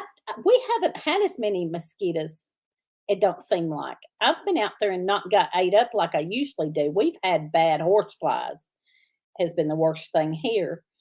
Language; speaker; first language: English; native; English